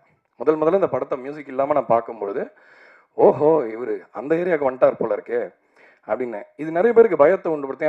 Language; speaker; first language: Tamil; native; Tamil